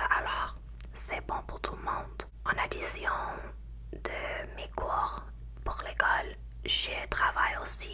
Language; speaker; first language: French; non-native, learner; English